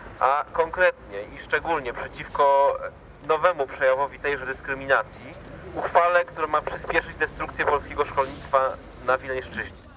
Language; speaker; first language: Polish; native; Polish